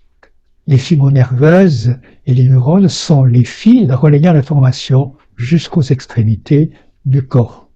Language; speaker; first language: French; native; French